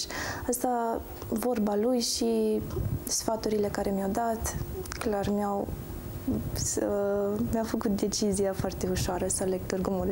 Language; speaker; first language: Romanian; early bilingual, heritage; Romanian